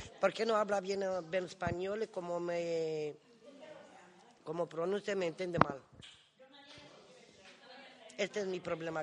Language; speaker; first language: Spanish; non-native, learner; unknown